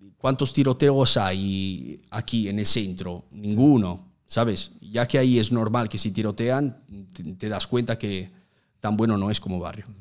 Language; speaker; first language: Spanish; non-native, fluent; Italian